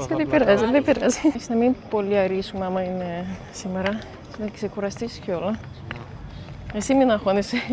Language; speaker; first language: Greek; early bilingual, heritage; French